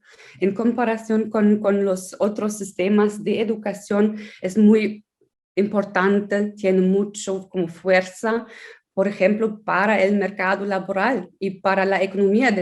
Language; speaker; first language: Spanish; non-native, fluent; German